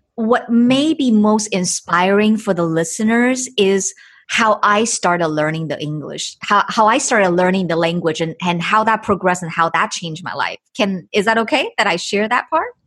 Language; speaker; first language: English; non-native, fluent; Chinese